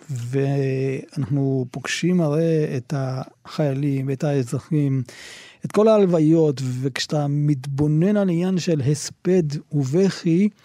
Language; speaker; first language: Hebrew; native; Hebrew